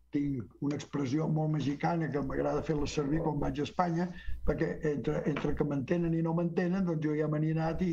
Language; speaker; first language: Catalan; early bilingual, heritage; Catalan